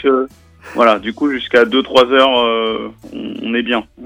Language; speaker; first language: French; native; French